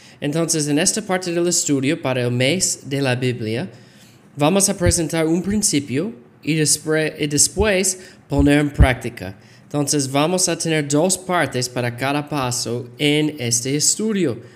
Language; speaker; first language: Spanish; non-native, fluent; English